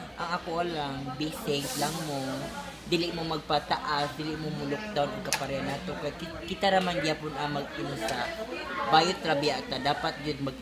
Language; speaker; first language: Cebuano; non-native, local second language; Maranao